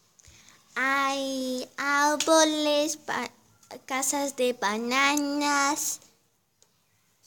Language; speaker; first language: Spanish; non-native, learner; German